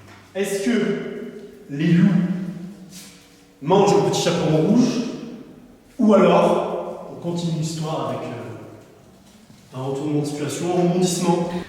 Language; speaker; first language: French; native; French